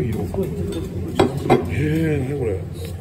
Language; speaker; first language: Japanese; native; Japanese